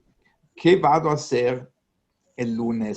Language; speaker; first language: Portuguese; non-native, learner; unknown